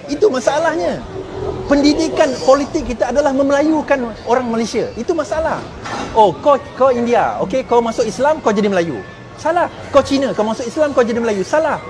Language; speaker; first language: Malay; non-native, local second language; Chinese